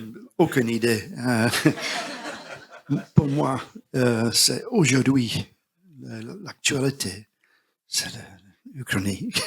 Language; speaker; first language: French; non-native, learner; English